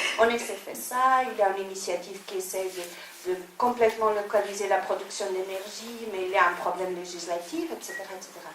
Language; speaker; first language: French; non-native, fluent; Portuguese